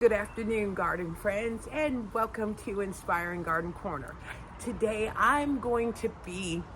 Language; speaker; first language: English; native; English